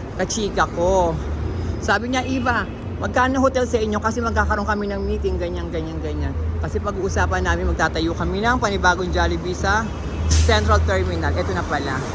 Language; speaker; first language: Filipino; native; Filipino